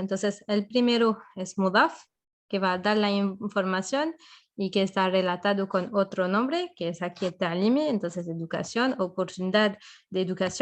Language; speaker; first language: Spanish; non-native, fluent; French